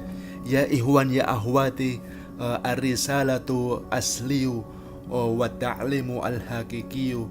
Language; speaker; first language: Arabic; non-native, learner; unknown